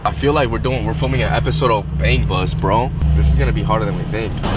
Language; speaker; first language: English; early bilingual, other home language; Spanish